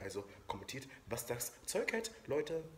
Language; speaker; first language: German; native; German